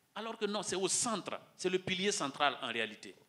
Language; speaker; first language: French; non-native, local second language; Mossi